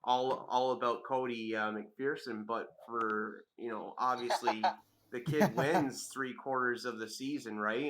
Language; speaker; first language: English; native; English